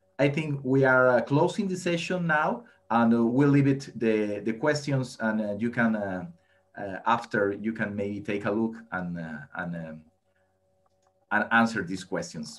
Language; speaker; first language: English; non-native, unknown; Spanish